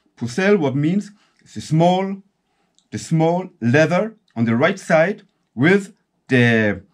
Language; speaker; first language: English; non-native, fluent; German